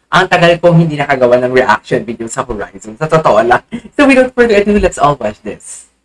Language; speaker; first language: Filipino; native; Filipino